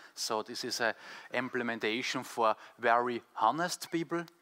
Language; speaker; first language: English; non-native, fluent; German